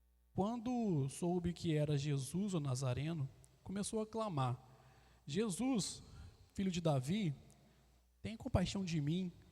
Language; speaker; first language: Portuguese; native; Portuguese